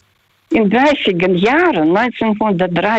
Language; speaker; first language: German; non-native, learner; Russian